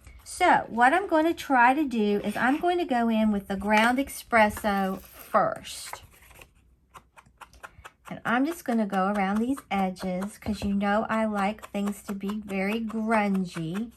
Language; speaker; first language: English; native; English